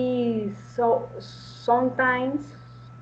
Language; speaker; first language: English; non-native, learner; Spanish